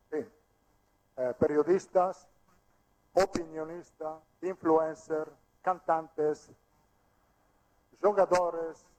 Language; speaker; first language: Portuguese; non-native, fluent; Italian